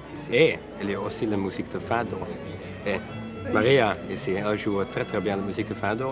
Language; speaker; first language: French; non-native, learner; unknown